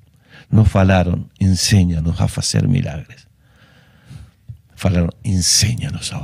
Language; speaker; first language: Spanish; non-native, fluent; Portuguese